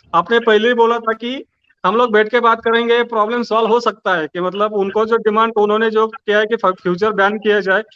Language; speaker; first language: Hindi; non-native, local second language; Marathi